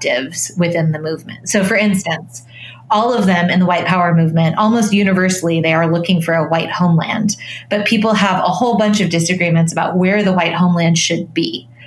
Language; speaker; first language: English; native; English